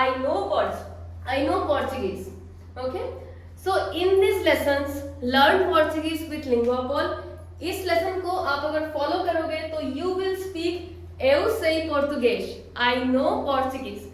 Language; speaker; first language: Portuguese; non-native, fluent; Hindi